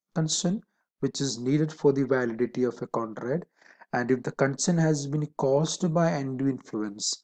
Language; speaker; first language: English; non-native, local second language; Malayalam